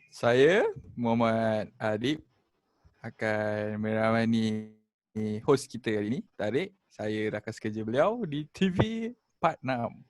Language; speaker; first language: Malay; native; Malay